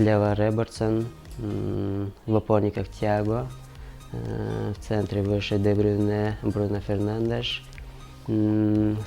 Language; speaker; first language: Russian; non-native, local second language; Kyrgyz